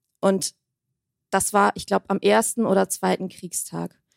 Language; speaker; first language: German; early bilingual, other home language; Armenian